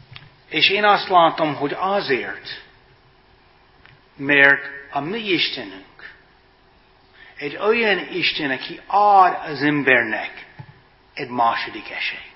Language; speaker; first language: Hungarian; non-native, fluent; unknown